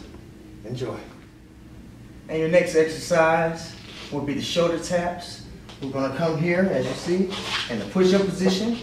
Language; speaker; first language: English; native; English